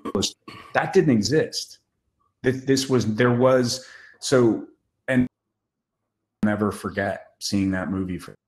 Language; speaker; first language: English; native; English